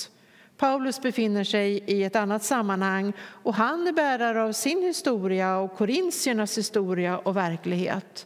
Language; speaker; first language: Swedish; native; Swedish